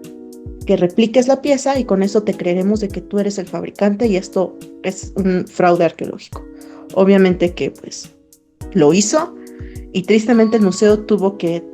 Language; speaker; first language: Spanish; native; Spanish